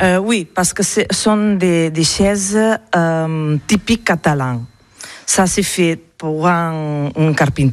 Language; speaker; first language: French; non-native, learner; Catalan